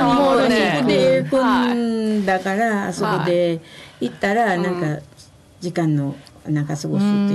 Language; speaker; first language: Japanese; non-native, fluent; Filipino